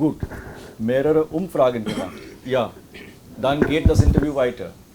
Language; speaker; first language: German; non-native, fluent; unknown